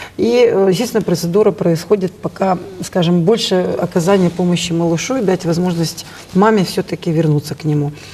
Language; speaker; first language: Russian; native; Russian